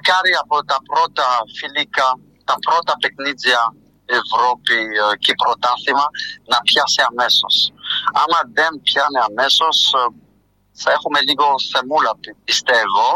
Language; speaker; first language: Greek; non-native, fluent; French